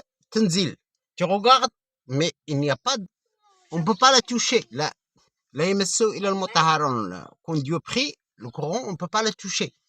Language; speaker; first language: French; non-native, fluent; Arabic